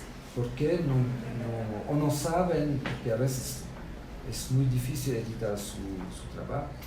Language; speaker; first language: Spanish; non-native, fluent; French